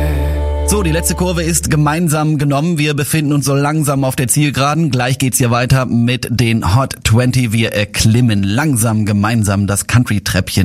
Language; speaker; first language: German; native; German